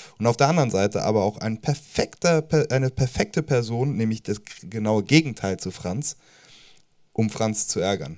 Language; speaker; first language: German; native; German